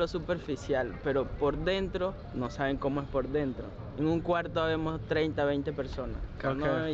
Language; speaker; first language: Spanish; native; Spanish